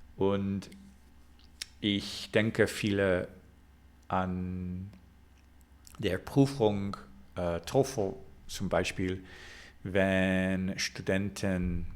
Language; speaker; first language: German; non-native, learner; English